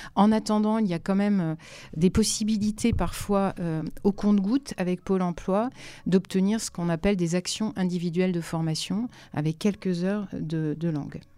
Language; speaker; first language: French; native; French